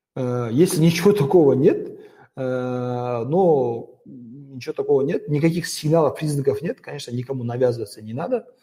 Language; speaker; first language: Russian; non-native, local second language; Kazakh